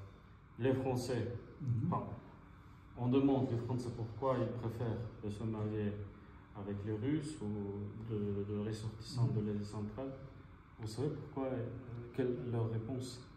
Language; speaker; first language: French; non-native, fluent; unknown